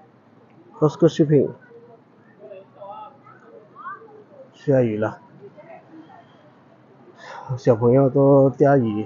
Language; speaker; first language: Chinese; non-native, fluent; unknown